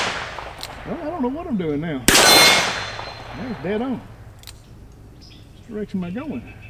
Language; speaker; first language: English; native; English